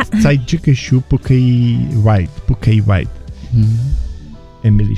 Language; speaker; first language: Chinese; non-native, learner; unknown